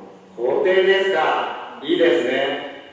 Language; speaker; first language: Japanese; non-native, learner; Indonesian